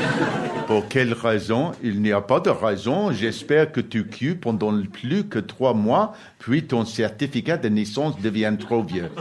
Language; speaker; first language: French; non-native, learner; English